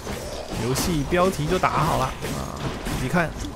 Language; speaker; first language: Chinese; native; Chinese